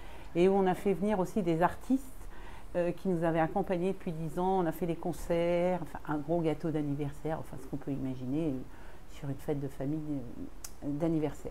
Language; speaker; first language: French; native; French